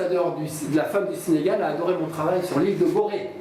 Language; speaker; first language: French; native; French